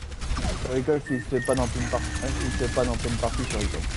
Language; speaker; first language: French; native; French